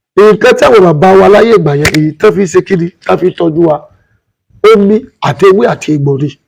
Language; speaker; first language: Yoruba; non-native, local second language; Igbo